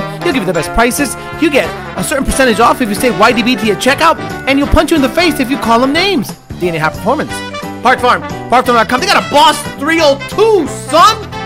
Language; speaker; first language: English; native; English